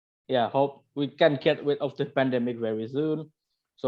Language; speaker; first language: English; non-native, learner; Indonesian